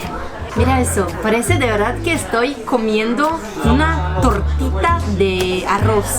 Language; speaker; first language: Spanish; non-native, fluent; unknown